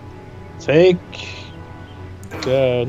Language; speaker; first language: English; non-native, fluent; Norwegian